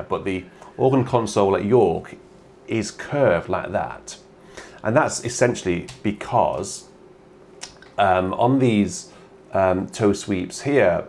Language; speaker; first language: English; native; English